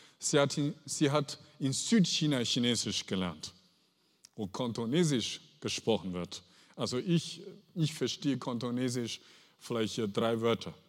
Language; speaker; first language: German; non-native, fluent; Chinese